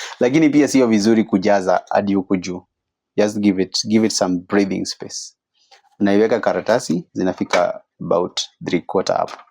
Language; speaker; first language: Swahili; native; Swahili